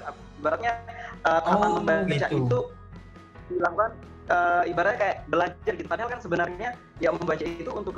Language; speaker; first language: Indonesian; non-native, local second language; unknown